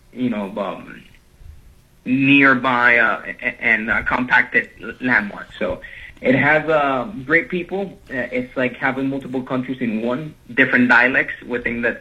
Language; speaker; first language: English; non-native, fluent; Spanish